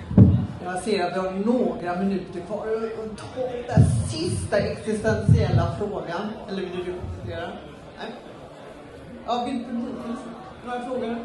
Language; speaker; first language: Swedish; native; Swedish